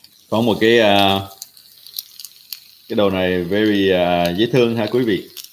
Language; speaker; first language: Vietnamese; early bilingual, heritage; Vietnamese